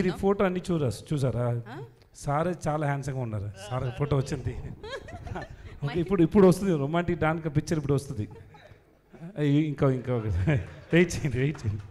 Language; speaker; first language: Telugu; non-native, learner; Tamil